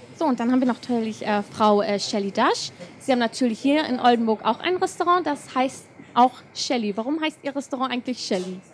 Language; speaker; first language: German; native; German